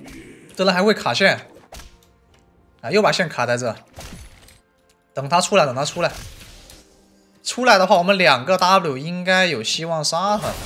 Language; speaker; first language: Chinese; native; Chinese